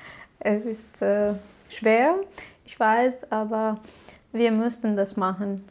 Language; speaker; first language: German; non-native, fluent; Arabic